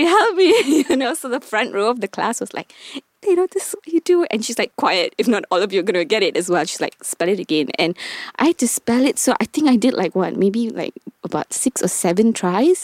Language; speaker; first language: English; non-native, local second language; Tamil